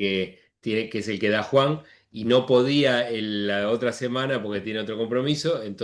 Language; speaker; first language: Spanish; native; Spanish